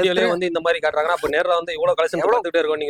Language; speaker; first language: Tamil; native; Tamil